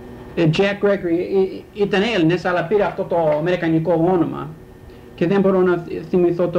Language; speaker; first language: Greek; early bilingual, heritage; Greek